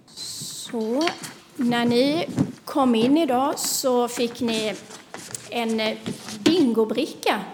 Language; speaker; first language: Swedish; native; Swedish